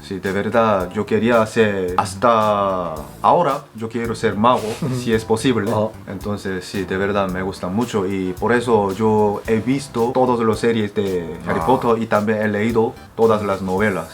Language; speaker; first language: Spanish; non-native, fluent; Korean